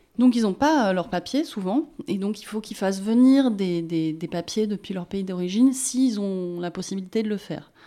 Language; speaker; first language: French; native; French